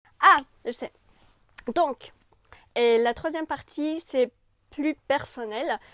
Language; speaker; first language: French; non-native, fluent; Chinese